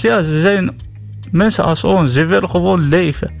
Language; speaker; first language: Dutch; non-native, learner; Arabic